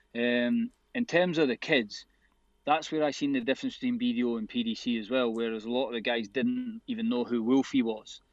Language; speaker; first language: English; native; English